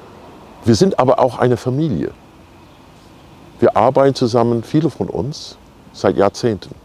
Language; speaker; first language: German; non-native, fluent; English